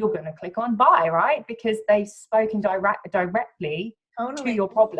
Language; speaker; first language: English; native; English